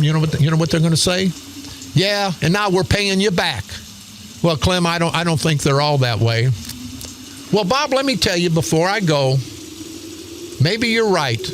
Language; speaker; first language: English; native; English